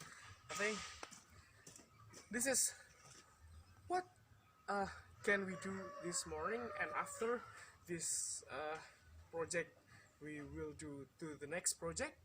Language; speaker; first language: English; non-native, fluent; Indonesian